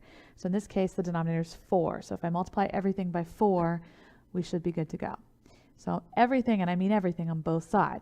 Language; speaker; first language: English; native; English